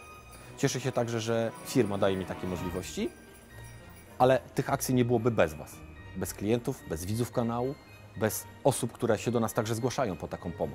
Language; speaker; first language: Polish; native; Polish